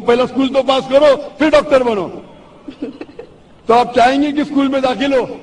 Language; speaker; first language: Hindi; non-native, local second language; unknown